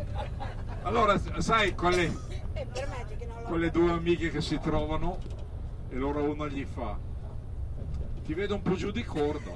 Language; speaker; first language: Italian; native; Italian